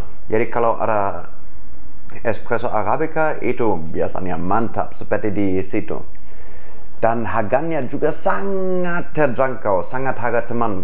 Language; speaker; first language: Indonesian; non-native, fluent; German